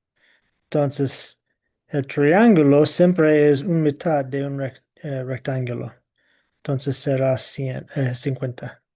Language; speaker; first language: Spanish; non-native, fluent; English